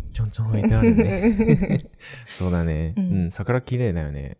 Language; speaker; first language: Japanese; non-native, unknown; English